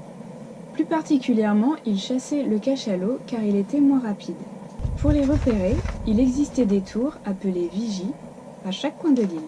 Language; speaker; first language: French; native; French